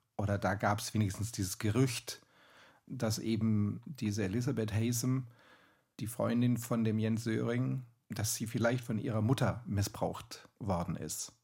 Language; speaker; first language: German; native; German